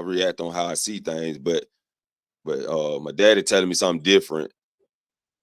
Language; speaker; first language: English; native; English